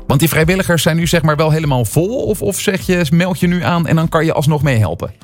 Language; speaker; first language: Dutch; native; Dutch